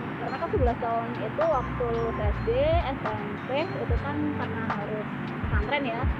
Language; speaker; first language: Indonesian; native; Indonesian